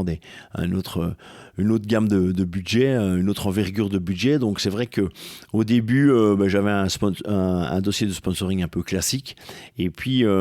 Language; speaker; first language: French; native; French